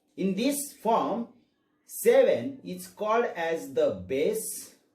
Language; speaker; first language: English; non-native, local second language; Marathi